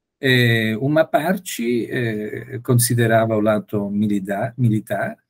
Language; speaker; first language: Portuguese; non-native, learner; Italian